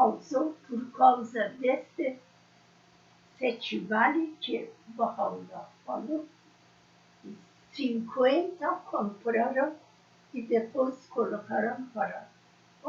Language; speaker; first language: Portuguese; non-native, learner; Persian